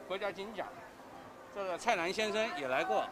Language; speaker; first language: Chinese; native; Chinese